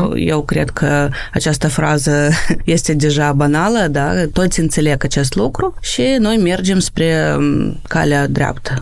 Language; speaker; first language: Romanian; non-native, local second language; Russian